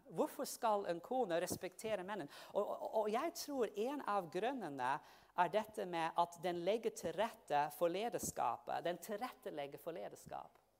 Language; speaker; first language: Norwegian; non-native, fluent; English